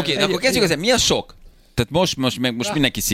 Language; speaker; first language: Hungarian; native; Hungarian